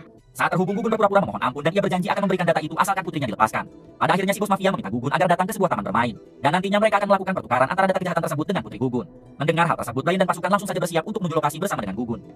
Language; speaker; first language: Indonesian; native; Indonesian